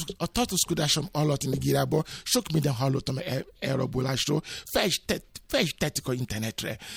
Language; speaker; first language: Hungarian; non-native, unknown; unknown